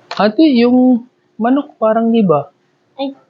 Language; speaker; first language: Filipino; non-native, learner; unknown